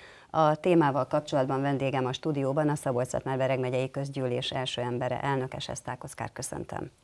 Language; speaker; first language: Hungarian; native; Hungarian